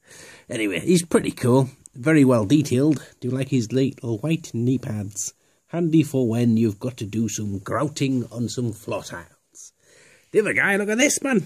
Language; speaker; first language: English; native; English